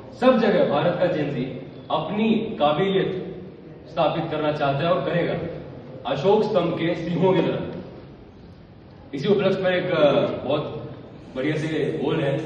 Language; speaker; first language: Hindi; non-native, local second language; Marathi